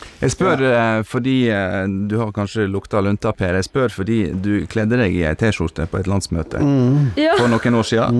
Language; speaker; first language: Norwegian; native; Norwegian